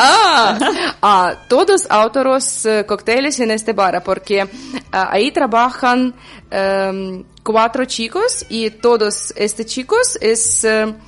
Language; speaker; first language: Spanish; non-native, learner; Ukrainian